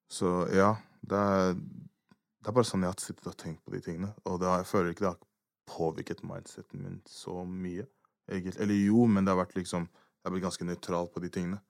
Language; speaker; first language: Norwegian; early bilingual, other home language; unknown